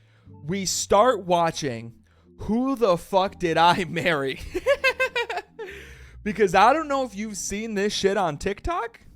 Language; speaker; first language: English; native; English